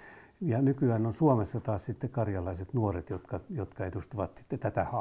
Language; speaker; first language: Finnish; native; Finnish